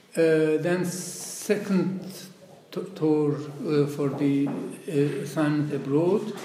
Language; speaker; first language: English; non-native, fluent; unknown